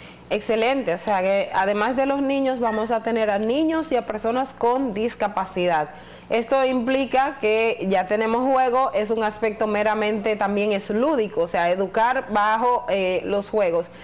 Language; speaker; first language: Spanish; native; Spanish